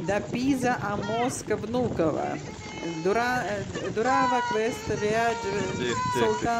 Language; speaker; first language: Italian; non-native, learner; Russian